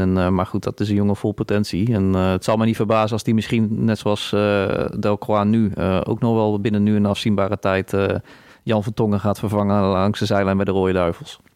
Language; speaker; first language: Dutch; native; Dutch